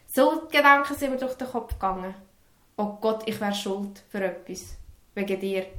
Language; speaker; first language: German; early bilingual, other home language; Serbian